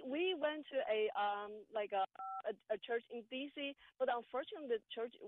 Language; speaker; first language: English; non-native, fluent; Chinese